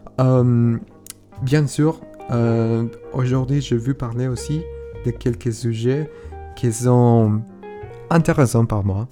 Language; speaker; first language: French; non-native, learner; Spanish